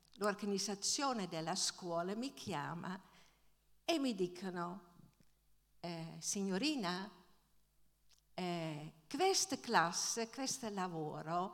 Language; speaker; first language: Italian; non-native, fluent; Dutch